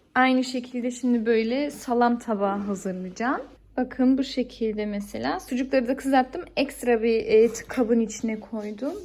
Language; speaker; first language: Turkish; early bilingual, heritage; Turkish